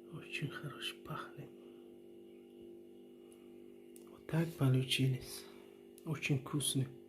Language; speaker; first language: Russian; non-native, learner; Tajik